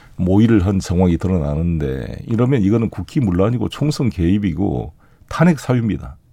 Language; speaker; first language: Korean; native; Korean